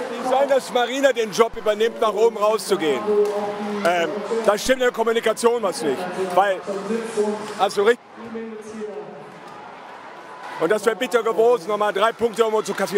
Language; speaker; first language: German; native; German